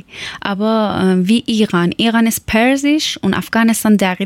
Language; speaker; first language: German; non-native, learner; Persian